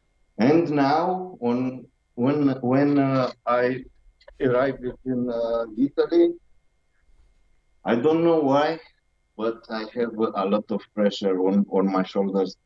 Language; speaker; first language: English; non-native, learner; Romanian